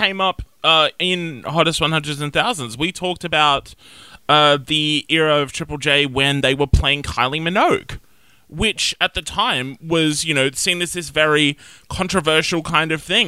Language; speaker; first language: English; native; English